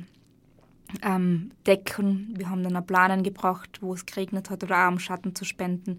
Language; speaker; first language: German; native; German